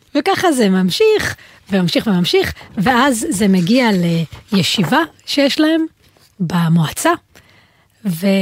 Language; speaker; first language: Hebrew; native; Hebrew